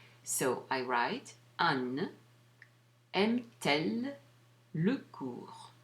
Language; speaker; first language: French; non-native, fluent; English